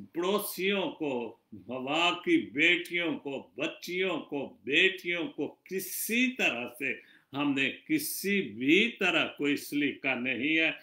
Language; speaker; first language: Urdu; non-native, local second language; Punjabi